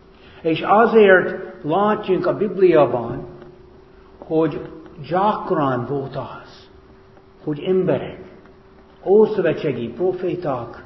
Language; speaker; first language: Hungarian; non-native, fluent; English